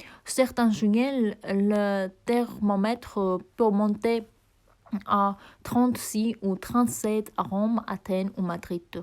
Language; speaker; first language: French; non-native, learner; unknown